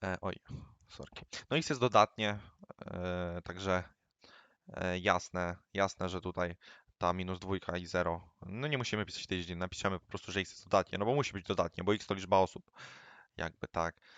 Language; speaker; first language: Polish; native; Polish